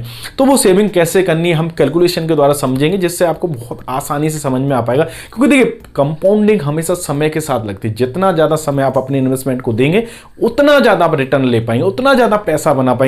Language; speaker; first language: Hindi; native; Hindi